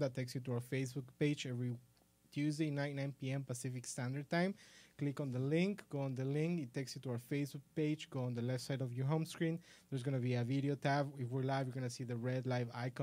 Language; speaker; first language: English; early bilingual, other home language; Spanish